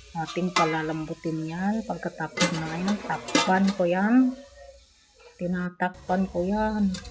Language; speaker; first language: Filipino; non-native, local second language; Cebuano